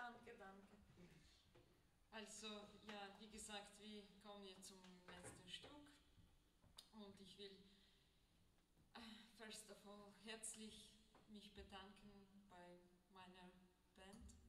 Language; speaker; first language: German; non-native, learner; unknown